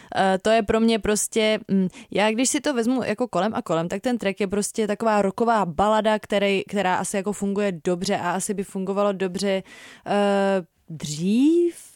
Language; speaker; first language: Czech; native; Czech